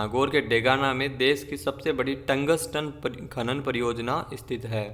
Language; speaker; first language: Hindi; native; Hindi